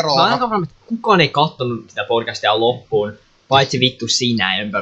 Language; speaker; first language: Finnish; native; Finnish